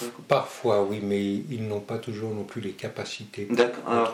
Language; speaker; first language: French; early bilingual, other home language; Spanish